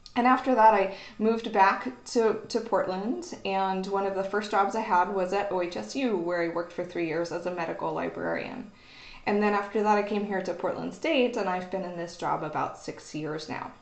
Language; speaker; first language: English; native; English